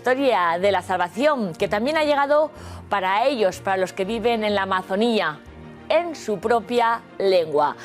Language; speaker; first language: Spanish; native; Spanish